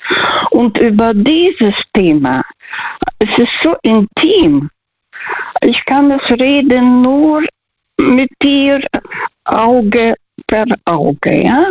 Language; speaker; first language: German; early bilingual, heritage; Russian